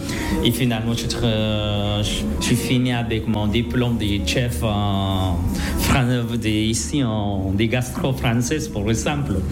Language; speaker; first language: French; non-native, learner; Spanish